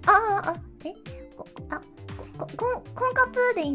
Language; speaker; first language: Japanese; native; Japanese